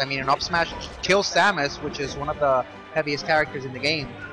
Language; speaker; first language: English; non-native, local second language; Spanish